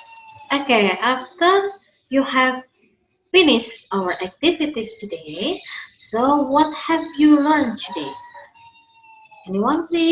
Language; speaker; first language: English; non-native, fluent; Indonesian